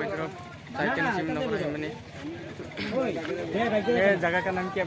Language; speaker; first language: Hindi; non-native, local second language; Kok Borok